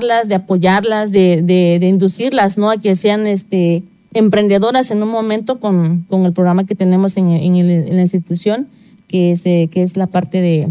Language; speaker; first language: Spanish; native; Spanish